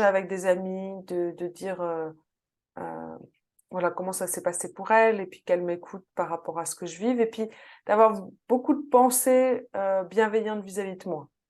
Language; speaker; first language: French; native; French